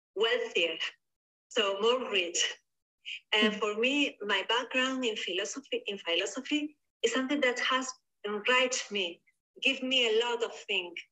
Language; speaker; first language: English; non-native, learner; Spanish